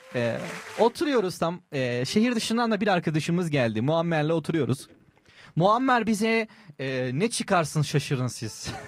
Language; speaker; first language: Turkish; native; Turkish